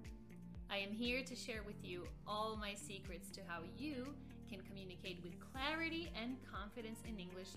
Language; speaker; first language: English; non-native, fluent; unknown